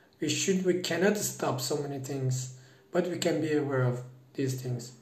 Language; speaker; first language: English; non-native, fluent; Persian